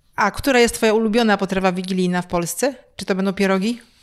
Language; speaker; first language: Polish; native; Polish